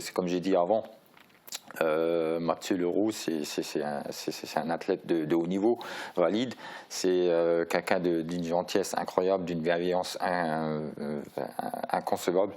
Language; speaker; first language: French; native; French